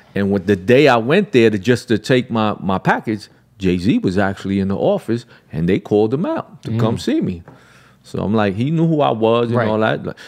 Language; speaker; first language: English; native; English